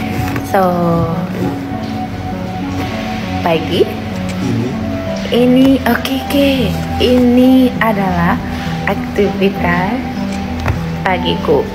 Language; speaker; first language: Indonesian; non-native, learner; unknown